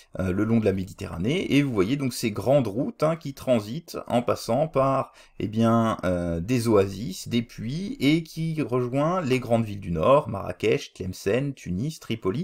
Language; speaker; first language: French; native; French